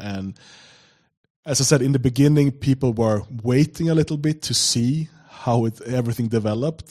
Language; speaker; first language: English; non-native, fluent; Swedish